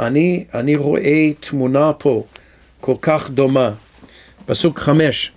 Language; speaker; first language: Hebrew; non-native, fluent; English